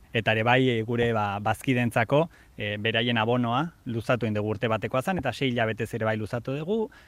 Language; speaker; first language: Basque; native; Basque